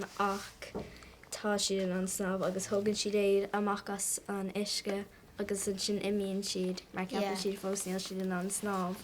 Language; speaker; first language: Irish; non-native, local second language; English